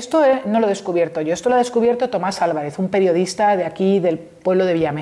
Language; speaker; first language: Spanish; native; Spanish